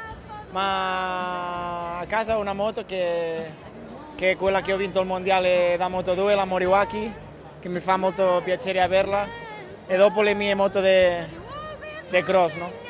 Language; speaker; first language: Italian; non-native, fluent; Spanish